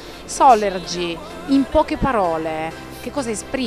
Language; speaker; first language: Italian; native; Italian